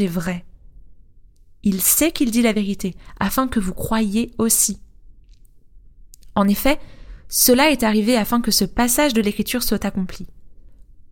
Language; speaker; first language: French; native; French